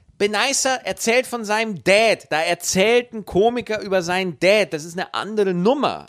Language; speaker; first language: German; native; German